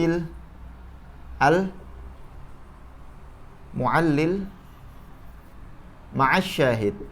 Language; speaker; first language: Arabic; non-native, fluent; Indonesian